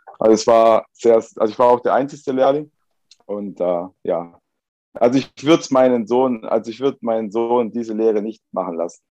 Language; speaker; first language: German; early bilingual, other home language; Italian